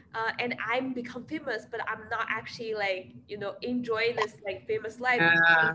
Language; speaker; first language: English; non-native, fluent; Chinese